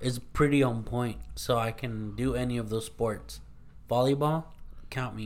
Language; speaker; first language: English; early bilingual, other home language; Spanish